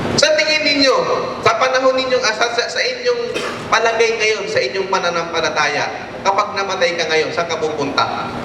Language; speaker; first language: Filipino; non-native, local second language; Waray